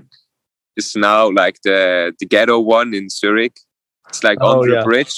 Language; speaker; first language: English; non-native, fluent; Swiss German